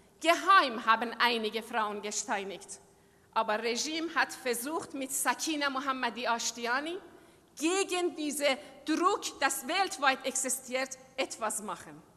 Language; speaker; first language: German; non-native, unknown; Persian